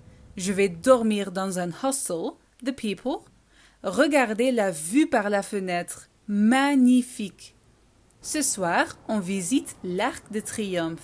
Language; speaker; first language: French; non-native, learner; Dutch